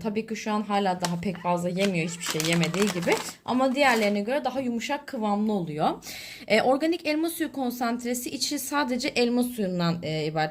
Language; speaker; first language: Turkish; native; Turkish